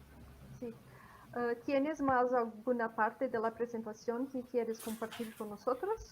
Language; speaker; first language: Spanish; non-native, fluent; Portuguese